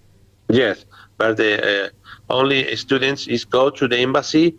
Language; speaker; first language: English; non-native, learner; Spanish